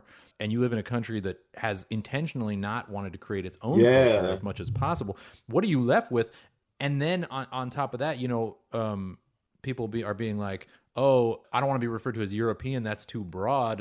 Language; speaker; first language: English; early bilingual, other home language; Hebrew